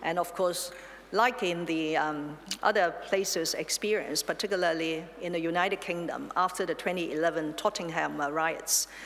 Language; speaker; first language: English; non-native, local second language; Chinese